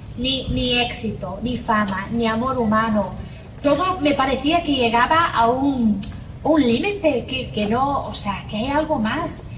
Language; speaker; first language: Spanish; non-native, fluent; English